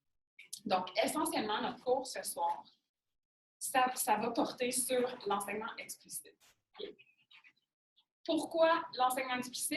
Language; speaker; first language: French; native; French